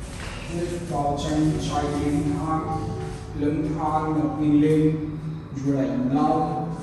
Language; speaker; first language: Vietnamese; non-native, learner; Hindi